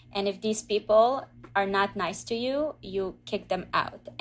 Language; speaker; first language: English; early bilingual, other home language; Russian